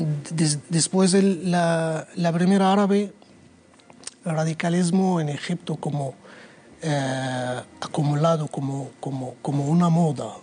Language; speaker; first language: Spanish; non-native, learner; Arabic